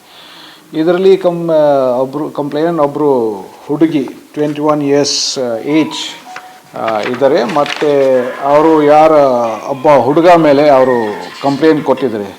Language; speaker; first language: Kannada; non-native, learner; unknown